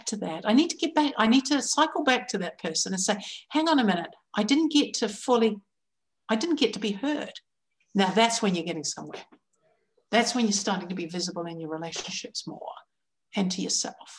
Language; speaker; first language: English; native; English